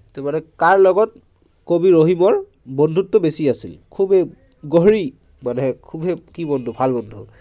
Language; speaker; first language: Hindi; non-native, local second language; Assamese